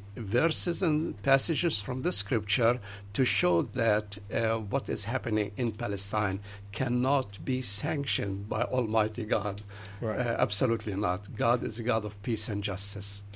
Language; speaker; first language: English; non-native, fluent; Arabic